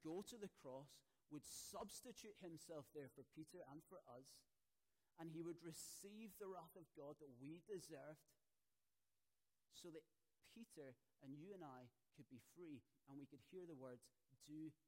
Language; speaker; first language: English; native; English